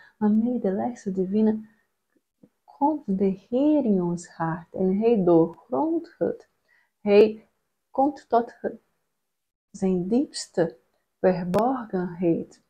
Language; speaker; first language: German; non-native, learner; Portuguese